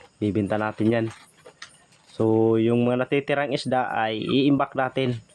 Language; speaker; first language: Filipino; non-native, local second language; Cebuano